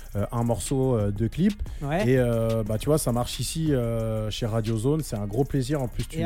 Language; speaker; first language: French; native; French